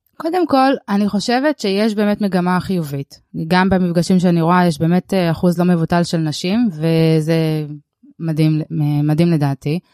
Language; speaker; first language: Hebrew; early bilingual, other home language; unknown